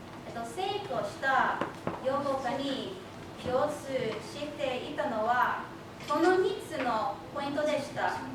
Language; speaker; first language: Japanese; non-native, fluent; English